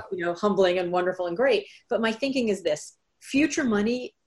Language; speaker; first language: English; native; English